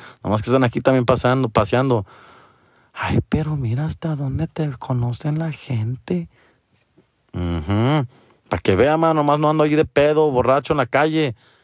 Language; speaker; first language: Spanish; early bilingual, heritage; Spanish